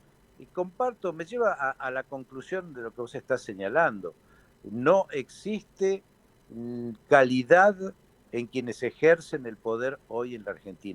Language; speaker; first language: Spanish; native; Spanish